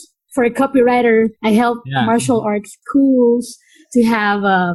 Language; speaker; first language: English; non-native, local second language; Filipino